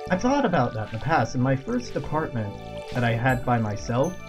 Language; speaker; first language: English; native; English